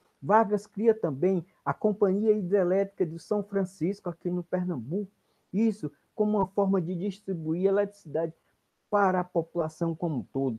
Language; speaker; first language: Portuguese; native; Portuguese